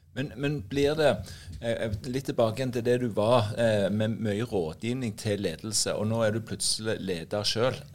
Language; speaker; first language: Norwegian; native; Norwegian